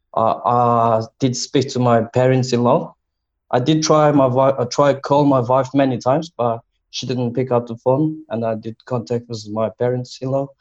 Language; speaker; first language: English; non-native, learner; Chinese